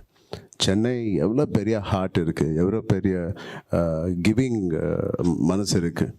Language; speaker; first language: Tamil; non-native, local second language; Telugu